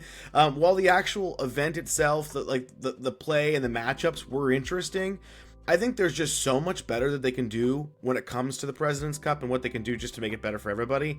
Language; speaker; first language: English; native; English